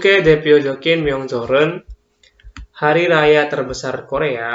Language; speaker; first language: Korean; non-native, fluent; Indonesian